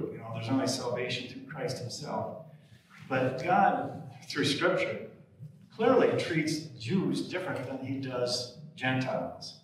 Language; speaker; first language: English; native; English